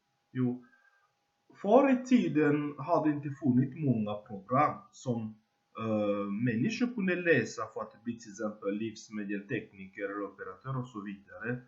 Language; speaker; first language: Swedish; non-native, fluent; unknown